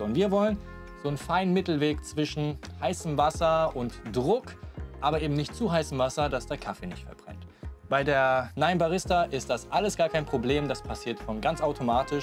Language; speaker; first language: German; native; German